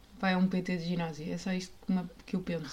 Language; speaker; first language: Portuguese; native; Portuguese